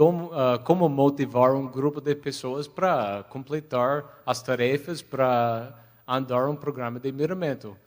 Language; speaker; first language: Portuguese; non-native, fluent; English